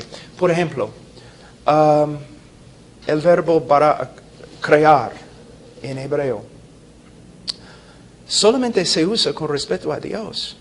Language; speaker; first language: Spanish; non-native, fluent; English